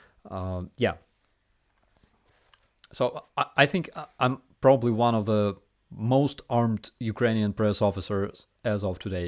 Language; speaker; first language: English; non-native, fluent; Ukrainian